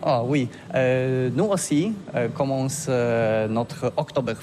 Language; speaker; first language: French; non-native, learner; Polish